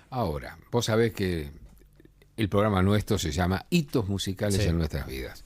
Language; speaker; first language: Spanish; native; Spanish